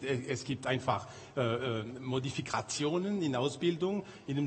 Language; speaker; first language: German; non-native, local second language; French